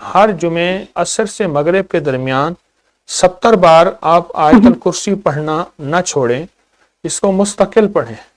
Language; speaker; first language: Urdu; native; Urdu